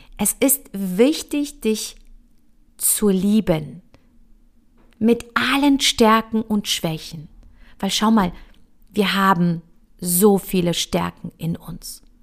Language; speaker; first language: German; early bilingual, other home language; Polish